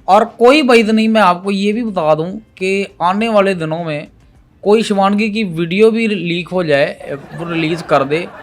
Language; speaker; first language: Urdu; non-native, local second language; Punjabi